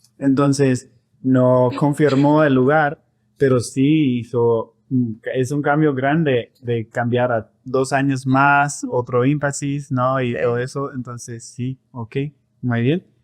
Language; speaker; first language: Spanish; non-native, fluent; English